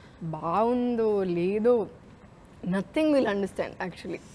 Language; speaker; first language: Telugu; non-native, learner; Malayalam